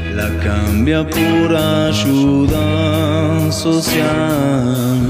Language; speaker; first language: Spanish; native; Spanish